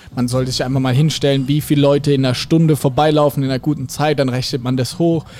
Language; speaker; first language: German; native; German